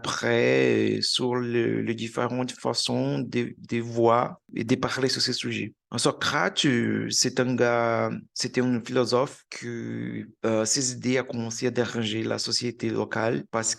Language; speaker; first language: French; non-native, learner; Portuguese